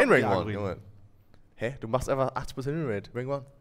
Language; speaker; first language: German; native; German